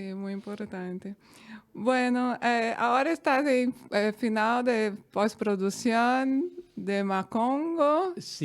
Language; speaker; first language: Spanish; non-native, fluent; Portuguese